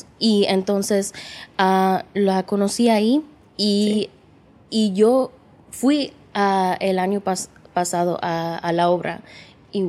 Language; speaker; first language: Spanish; early bilingual, heritage; English